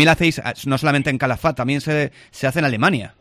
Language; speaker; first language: Spanish; native; Spanish